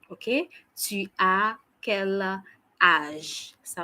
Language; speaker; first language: French; non-native, fluent; English